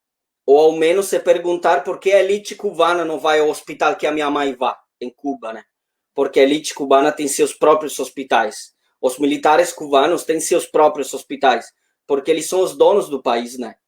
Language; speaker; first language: Portuguese; non-native, fluent; Spanish